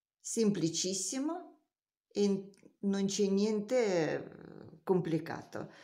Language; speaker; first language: Italian; non-native, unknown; Russian